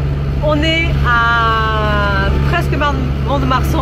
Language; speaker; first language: French; native; French